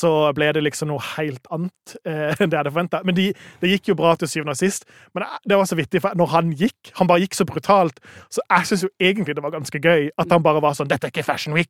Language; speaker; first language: Norwegian; native; Norwegian